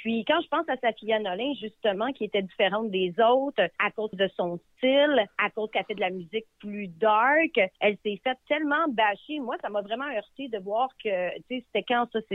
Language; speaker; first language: French; native; French